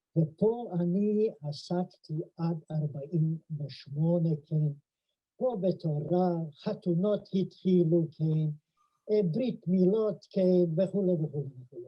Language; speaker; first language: Hebrew; non-native, fluent; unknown